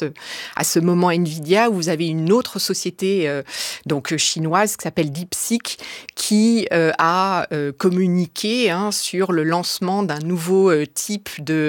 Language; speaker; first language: French; native; French